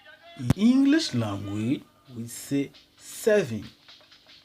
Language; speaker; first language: English; non-native, local second language; Esan